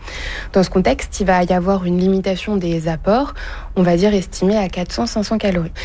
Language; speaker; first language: French; native; French